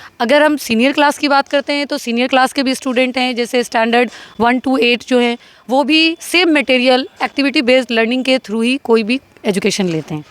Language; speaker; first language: Hindi; native; Hindi